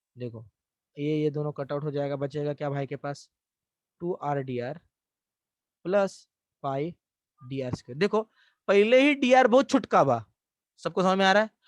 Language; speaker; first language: Hindi; non-native, local second language; Marathi